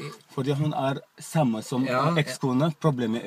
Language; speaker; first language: Norwegian; non-native, learner; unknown